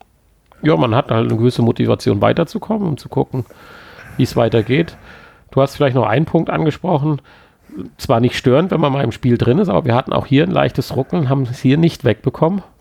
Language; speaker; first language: German; native; German